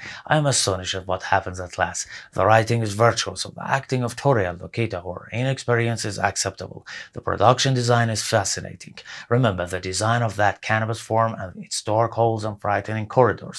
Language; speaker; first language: English; non-native, fluent; Persian